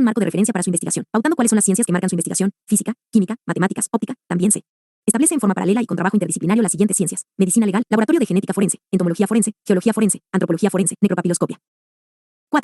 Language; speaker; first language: Spanish; native; Spanish